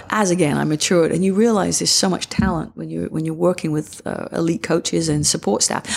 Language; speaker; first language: English; native; English